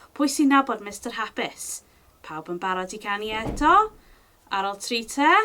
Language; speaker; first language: Welsh; non-native, local second language; English